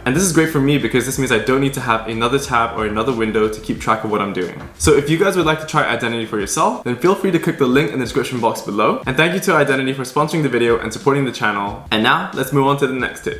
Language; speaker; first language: English; native; English